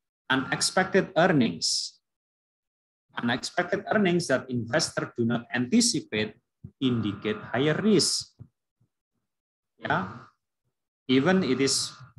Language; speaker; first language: English; non-native, fluent; Indonesian